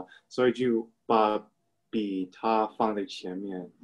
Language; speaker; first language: Chinese; non-native, learner; English